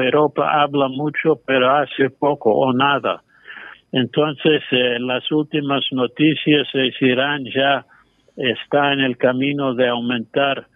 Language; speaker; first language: Spanish; non-native, fluent; English